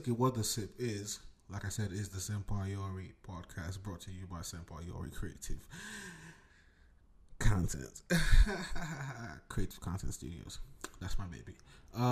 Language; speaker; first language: English; non-native, local second language; Yoruba